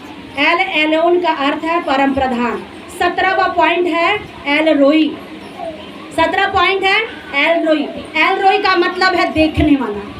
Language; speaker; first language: Hindi; native; Hindi